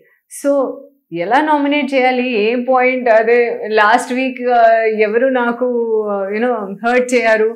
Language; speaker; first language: Telugu; non-native, learner; Hindi